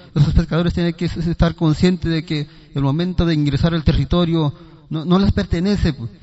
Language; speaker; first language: Spanish; non-native, local second language; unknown